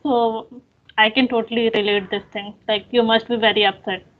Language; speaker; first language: English; non-native, local second language; Hindi